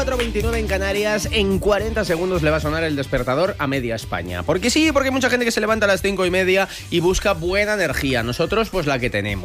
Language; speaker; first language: Spanish; native; Spanish